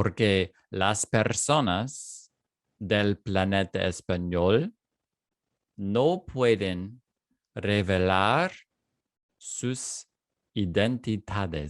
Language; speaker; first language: Spanish; non-native, fluent; English